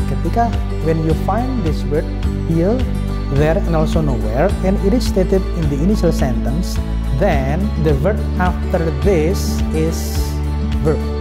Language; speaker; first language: English; non-native, fluent; Indonesian